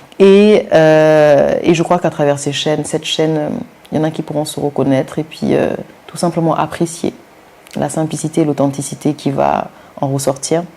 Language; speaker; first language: French; non-native, local second language; Wolof